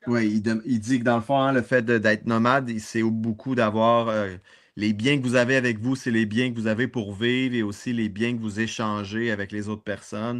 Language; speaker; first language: French; native; French